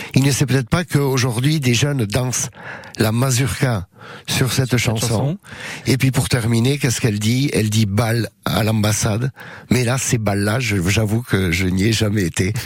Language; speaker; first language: French; native; French